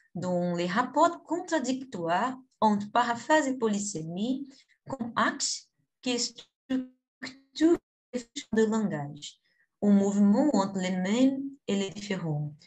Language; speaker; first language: French; non-native, fluent; Portuguese